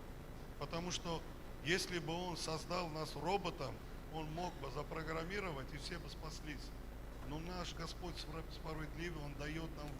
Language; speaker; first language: Russian; non-native, fluent; Armenian